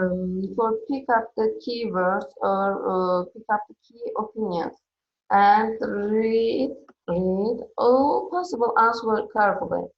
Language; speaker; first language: English; non-native, fluent; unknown